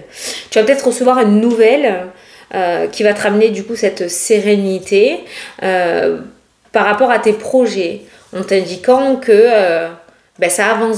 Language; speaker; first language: French; native; French